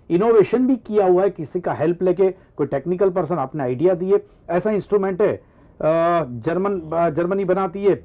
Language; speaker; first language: Hindi; non-native, local second language; Gujarati